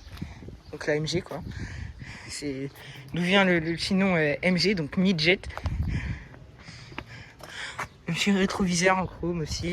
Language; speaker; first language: French; native; French